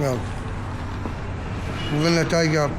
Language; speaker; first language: Arabic; native; Arabic